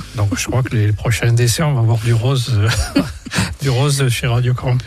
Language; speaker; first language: French; native; French